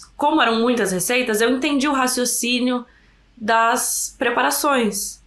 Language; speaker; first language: Portuguese; native; Portuguese